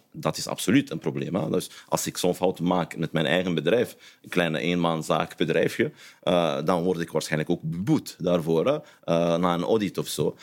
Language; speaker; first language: Dutch; non-native, fluent; Arabic